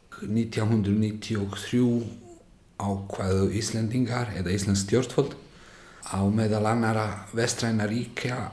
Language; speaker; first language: Icelandic; non-native, fluent; Bosnian